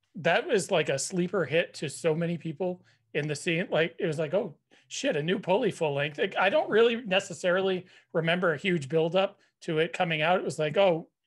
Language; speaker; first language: English; native; English